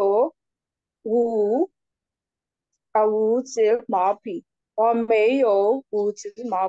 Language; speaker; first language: Chinese; non-native, learner; Burmese